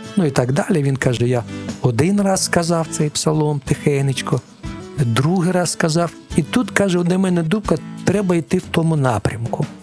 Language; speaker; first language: Ukrainian; non-native, local second language; Russian